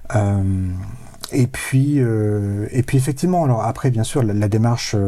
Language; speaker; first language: French; native; French